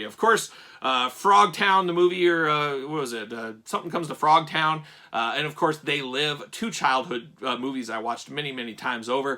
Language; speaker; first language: English; native; English